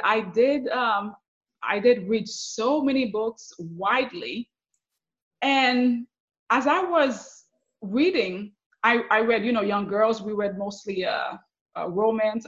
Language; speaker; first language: English; non-native, fluent; Haitian Creole